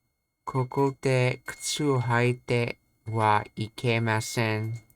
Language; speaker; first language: Japanese; non-native, learner; English